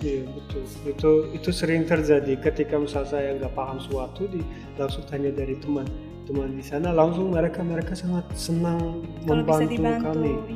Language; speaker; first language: Indonesian; non-native, fluent; Turkmen